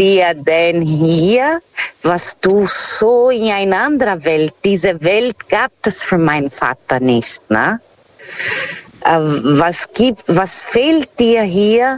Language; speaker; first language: German; non-native, learner; Portuguese